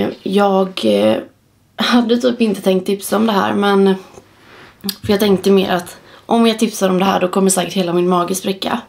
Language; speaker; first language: Swedish; native; Swedish